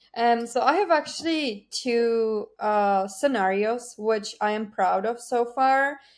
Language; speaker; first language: English; non-native, fluent; Czech